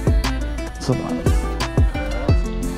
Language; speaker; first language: Japanese; non-native, learner; Filipino